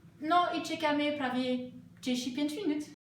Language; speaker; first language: Polish; non-native, learner; French